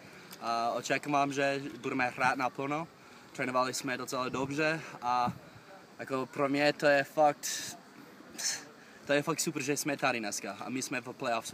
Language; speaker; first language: Czech; non-native, fluent; English